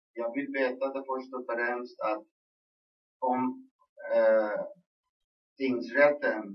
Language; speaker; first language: Swedish; non-native, local second language; Persian